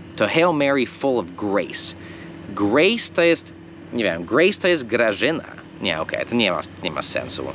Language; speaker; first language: Polish; non-native, fluent; English